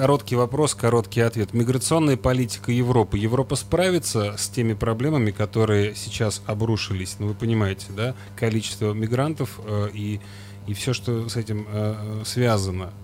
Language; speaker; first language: Russian; native; Russian